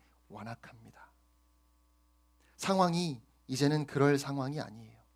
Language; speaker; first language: Korean; native; Korean